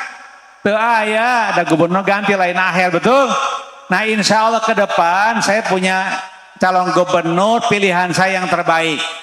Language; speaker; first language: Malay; non-native, local second language; Sundanese